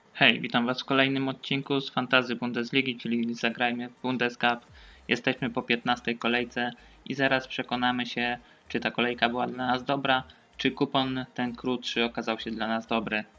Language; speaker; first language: Polish; native; Polish